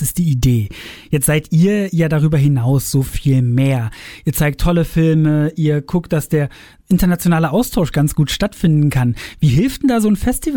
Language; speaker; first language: German; native; German